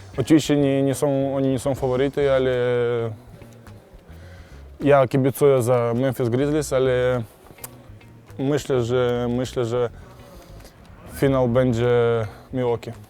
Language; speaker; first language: Polish; non-native, fluent; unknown